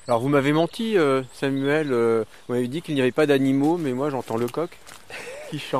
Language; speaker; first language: French; native; French